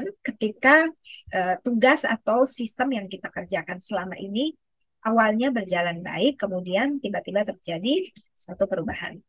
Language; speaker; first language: Indonesian; native; Indonesian